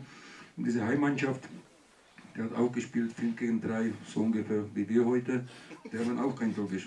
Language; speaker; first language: German; non-native, learner; Czech